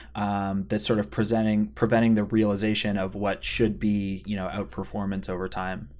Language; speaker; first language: English; native; English